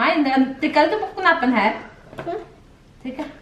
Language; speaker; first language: Swedish; non-native, learner; Indonesian